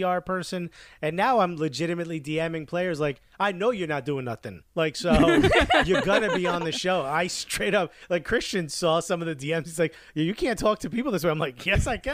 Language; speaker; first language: English; early bilingual, other home language; Spanish